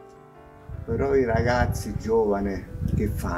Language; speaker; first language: Italian; native; Italian